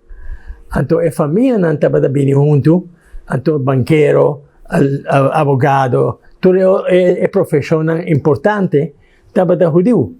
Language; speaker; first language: Portuguese; non-native, learner; Papiamento